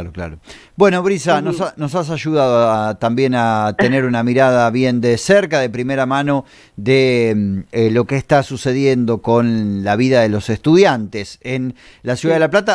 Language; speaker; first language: Spanish; native; Spanish